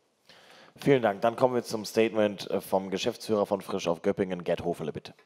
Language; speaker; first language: German; native; German